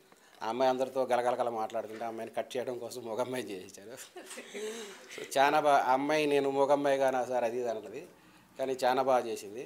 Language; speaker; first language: Telugu; native; Telugu